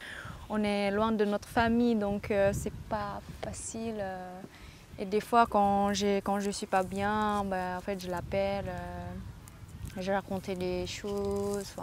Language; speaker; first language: French; non-native, fluent; Indonesian